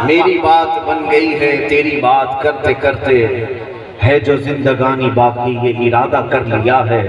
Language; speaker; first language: Urdu; native; Urdu